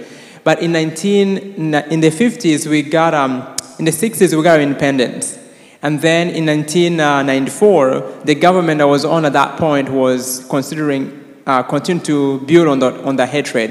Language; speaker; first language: English; non-native, local second language; Kinyarwanda